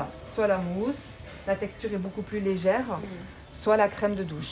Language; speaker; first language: French; native; French